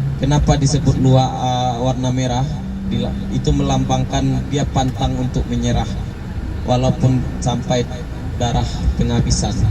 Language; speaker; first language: Malay; non-native, local second language; Minangkabau